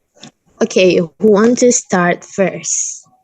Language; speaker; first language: English; non-native, learner; Indonesian